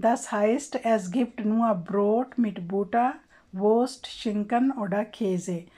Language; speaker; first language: German; non-native, learner; Urdu